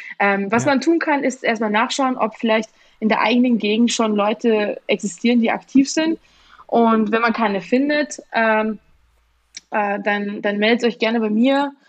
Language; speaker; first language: German; early bilingual, other home language; Georgian